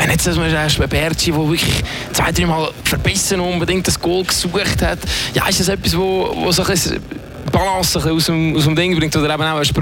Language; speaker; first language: German; native; German